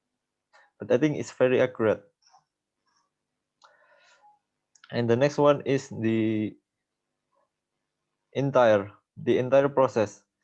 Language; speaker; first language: English; non-native, learner; Indonesian